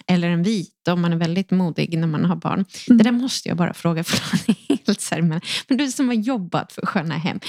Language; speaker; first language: Swedish; native; Swedish